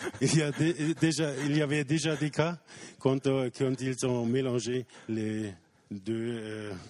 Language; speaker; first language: French; non-native, learner; German